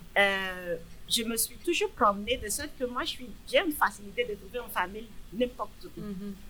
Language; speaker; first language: French; non-native, fluent; Yoruba